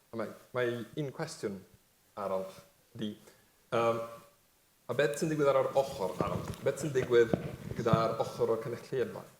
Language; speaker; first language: Welsh; non-native, fluent; Spanish